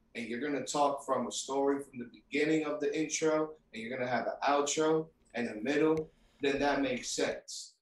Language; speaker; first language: English; native; English